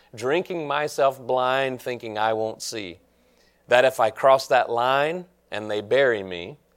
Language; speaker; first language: English; native; English